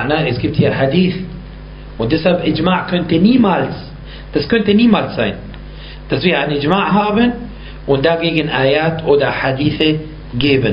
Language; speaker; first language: German; non-native, fluent; Arabic